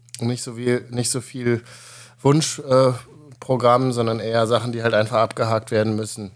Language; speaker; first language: German; native; German